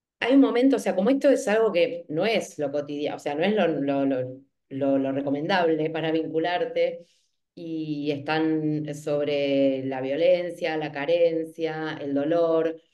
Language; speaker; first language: Spanish; native; Spanish